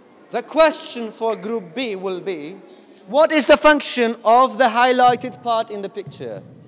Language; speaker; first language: English; non-native, fluent; Central Kurdish